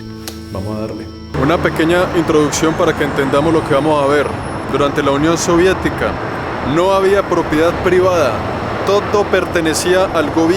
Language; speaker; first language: Spanish; native; Spanish